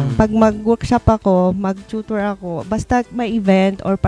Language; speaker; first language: Filipino; native; Filipino